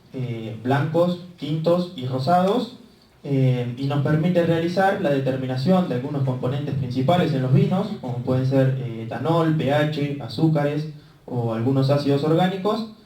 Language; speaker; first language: Spanish; native; Spanish